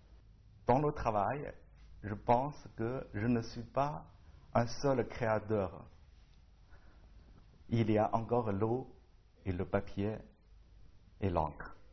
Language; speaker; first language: French; non-native, learner; Chinese